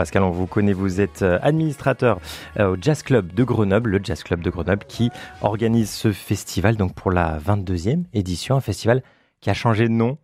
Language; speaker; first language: French; native; French